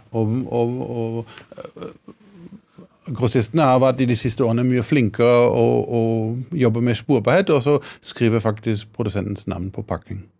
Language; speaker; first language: Norwegian; non-native, fluent; German